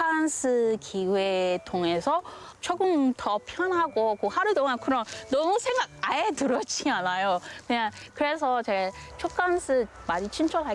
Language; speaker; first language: Korean; non-native, learner; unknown